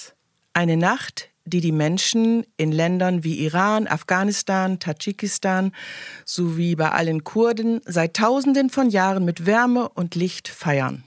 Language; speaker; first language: German; native; German